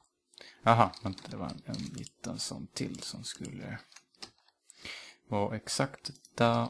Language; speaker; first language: Swedish; native; Swedish